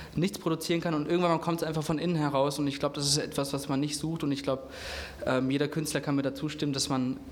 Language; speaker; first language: German; native; German